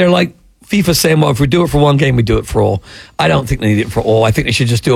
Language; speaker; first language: English; native; English